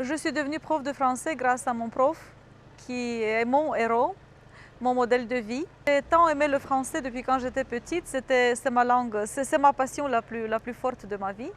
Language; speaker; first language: French; non-native, fluent; Romanian